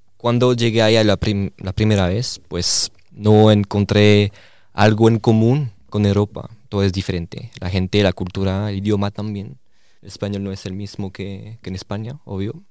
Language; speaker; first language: Spanish; early bilingual, heritage; Spanish